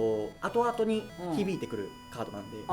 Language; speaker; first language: Japanese; native; Japanese